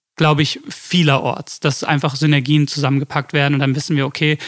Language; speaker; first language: German; early bilingual, other home language; English